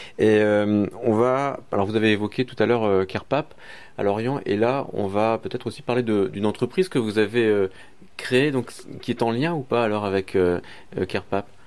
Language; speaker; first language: French; native; French